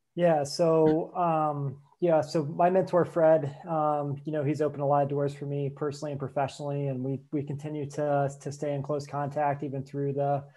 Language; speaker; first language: English; native; English